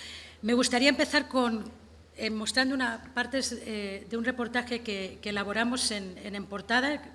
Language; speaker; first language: Spanish; native; Spanish